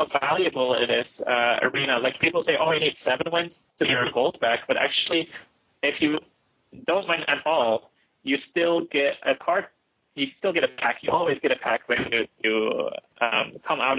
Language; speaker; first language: English; non-native, fluent; Dutch